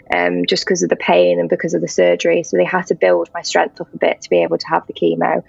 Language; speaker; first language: English; native; English